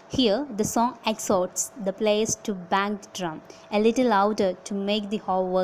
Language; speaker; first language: English; non-native, local second language; Malayalam